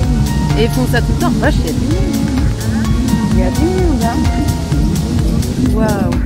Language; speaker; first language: French; native; French